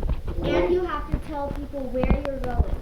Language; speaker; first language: English; native; English